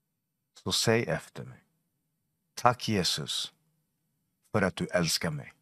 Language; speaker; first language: Swedish; non-native, fluent; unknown